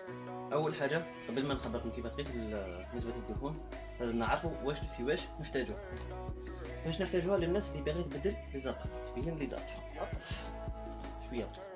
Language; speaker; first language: Arabic; native; Arabic